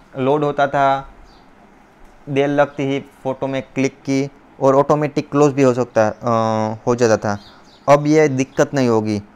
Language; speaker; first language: Hindi; non-native, local second language; Gujarati